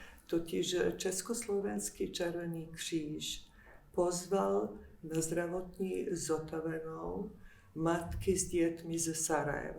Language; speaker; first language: Czech; non-native, fluent; Bosnian